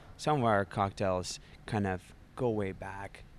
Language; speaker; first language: English; non-native, fluent; Russian